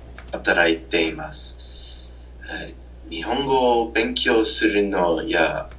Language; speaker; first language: Japanese; non-native, learner; English